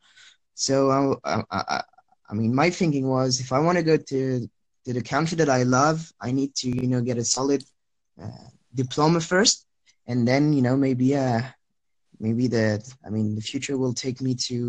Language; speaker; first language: English; non-native, fluent; French